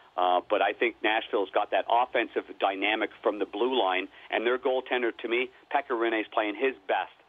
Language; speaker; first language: English; native; English